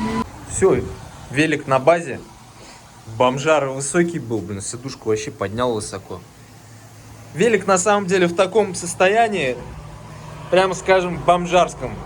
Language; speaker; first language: Russian; native; Russian